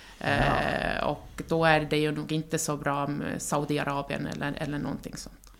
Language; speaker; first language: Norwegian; non-native, fluent; Estonian